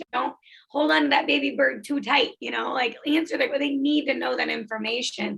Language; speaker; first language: English; native; English